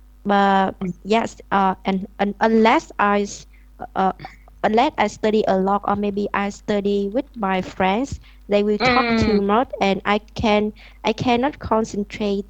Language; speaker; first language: English; non-native, learner; Vietnamese